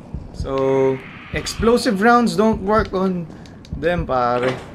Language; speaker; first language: English; non-native, local second language; Filipino